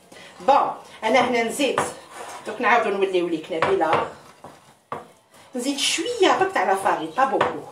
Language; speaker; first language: Arabic; native; Arabic